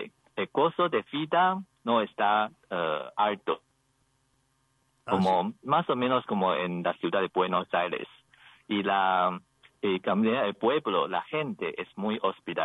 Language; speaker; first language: Spanish; non-native, learner; Chinese